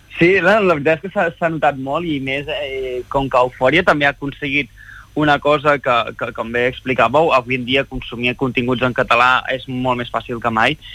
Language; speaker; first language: Catalan; early bilingual, other home language; Chinese